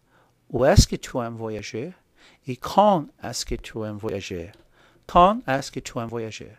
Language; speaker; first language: French; non-native, fluent; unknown